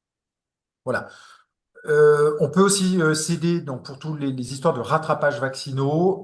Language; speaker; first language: French; native; French